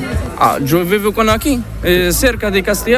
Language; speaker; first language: Spanish; non-native, learner; Arabic